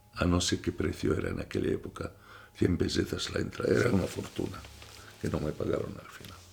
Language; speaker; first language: Spanish; non-native, fluent; Arabic